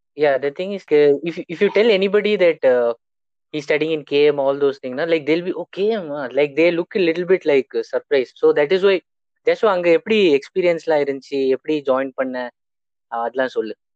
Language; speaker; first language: English; non-native, local second language; Tamil